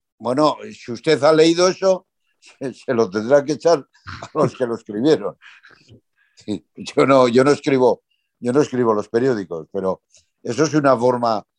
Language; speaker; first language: Spanish; native; Spanish